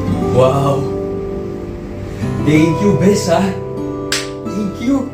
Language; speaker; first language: English; non-native, local second language; Filipino